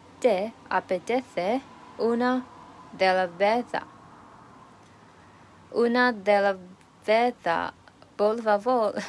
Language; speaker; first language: Spanish; non-native, learner; Chinese